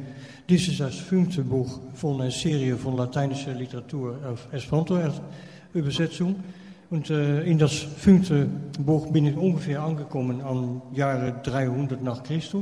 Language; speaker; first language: German; non-native, fluent; Dutch